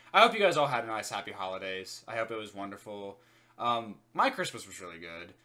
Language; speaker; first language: English; native; English